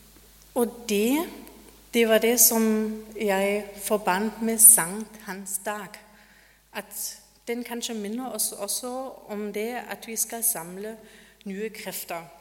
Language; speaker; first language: Norwegian; non-native, fluent; German